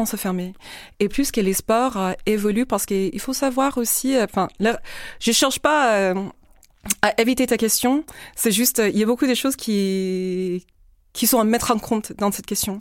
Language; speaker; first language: French; non-native, fluent; English